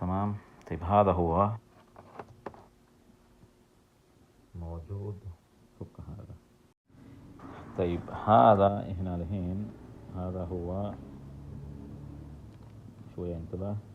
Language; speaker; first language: Arabic; non-native, learner; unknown